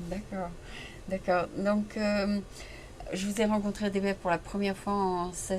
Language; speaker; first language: French; native; French